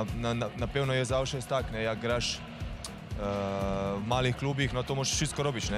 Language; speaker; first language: Polish; non-native, learner; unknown